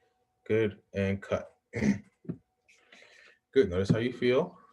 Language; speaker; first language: English; native; English